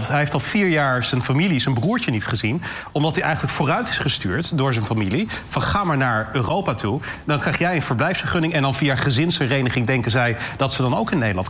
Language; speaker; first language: Dutch; native; Dutch